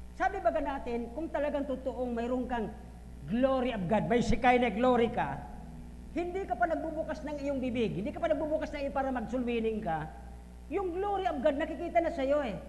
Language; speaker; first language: Filipino; non-native, local second language; Bikol